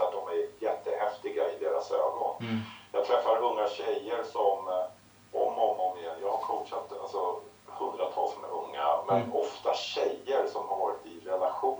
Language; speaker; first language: Swedish; native; Swedish